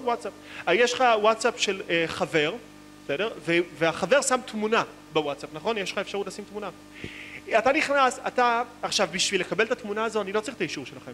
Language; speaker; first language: Hebrew; native; Hebrew